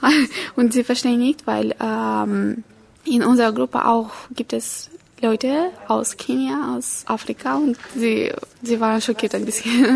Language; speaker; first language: German; non-native, learner; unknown